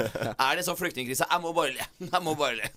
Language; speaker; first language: Norwegian; native; Norwegian